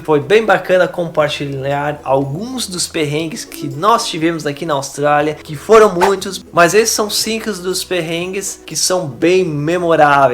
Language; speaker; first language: Portuguese; native; Portuguese